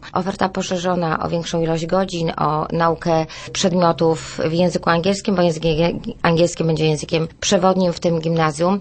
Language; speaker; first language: Polish; native; Polish